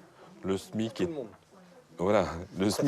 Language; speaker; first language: French; native; French